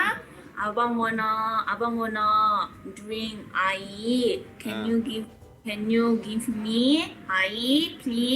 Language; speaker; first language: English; non-native, learner; Korean